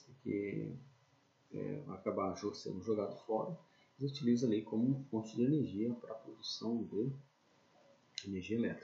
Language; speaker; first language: Portuguese; native; Portuguese